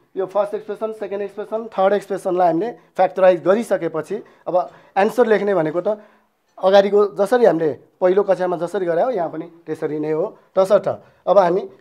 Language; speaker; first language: Nepali; non-native, local second language; Newari